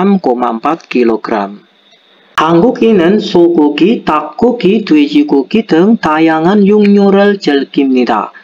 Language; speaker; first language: Korean; non-native, fluent; Indonesian